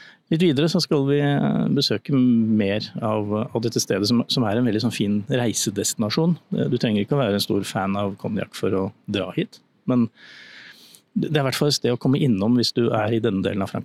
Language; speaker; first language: Norwegian; native; Norwegian